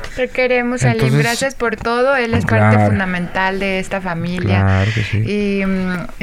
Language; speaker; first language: Spanish; native; Spanish